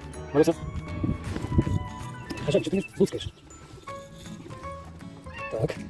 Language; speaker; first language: Russian; native; Russian